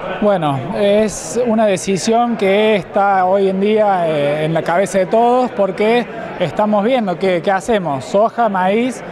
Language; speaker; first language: Spanish; native; Spanish